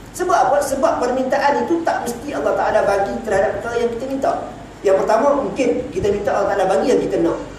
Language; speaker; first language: Malay; native; Malay